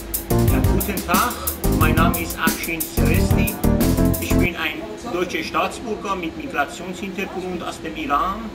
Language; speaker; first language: German; non-native, fluent; Persian